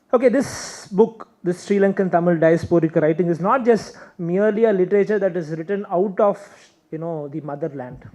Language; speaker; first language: English; non-native, local second language; Tamil